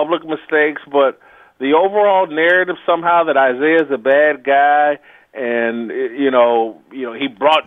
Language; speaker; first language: English; native; English